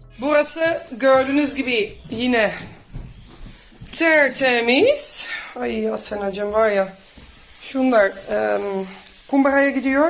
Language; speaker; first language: Turkish; early bilingual, heritage; Turkish